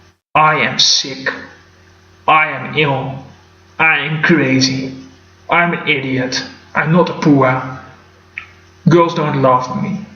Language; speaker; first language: English; non-native, fluent; Dutch